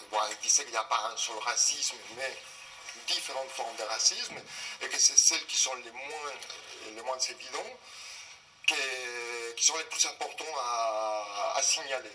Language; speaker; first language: French; non-native, fluent; Spanish